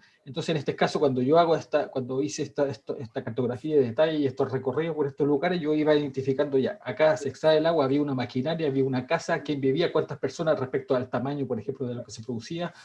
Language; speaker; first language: Spanish; native; Spanish